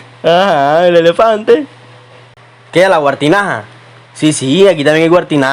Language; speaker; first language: Spanish; native; Spanish